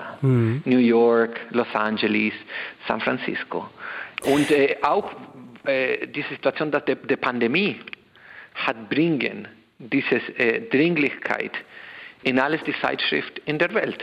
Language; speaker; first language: German; non-native, learner; Spanish